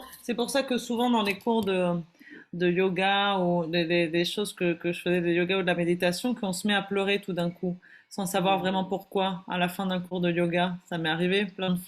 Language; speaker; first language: French; native; French